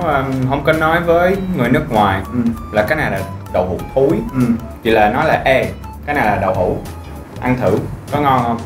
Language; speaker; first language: Vietnamese; non-native, fluent; English